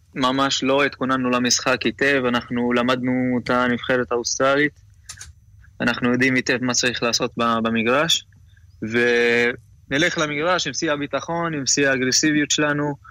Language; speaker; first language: Hebrew; non-native, local second language; Arabic